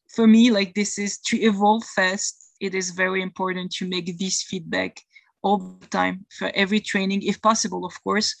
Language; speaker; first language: English; non-native, fluent; French